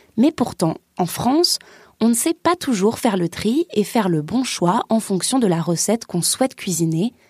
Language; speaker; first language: French; native; French